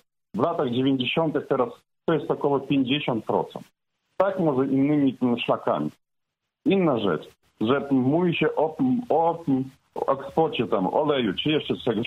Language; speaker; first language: Polish; non-native, fluent; Ukrainian